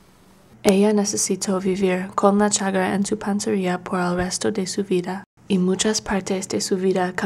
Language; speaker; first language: Spanish; non-native, learner; English